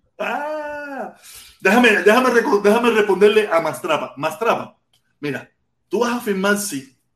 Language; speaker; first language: Spanish; native; Spanish